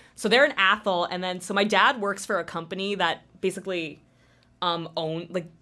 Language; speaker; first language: English; native; English